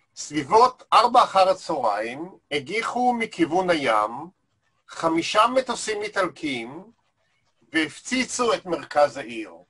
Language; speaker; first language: Hebrew; native; Hebrew